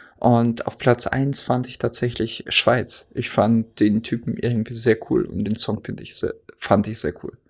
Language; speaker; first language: German; non-native, fluent; Russian